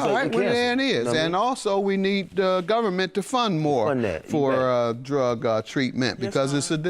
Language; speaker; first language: English; native; English